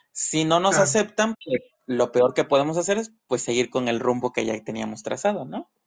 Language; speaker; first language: Spanish; native; Spanish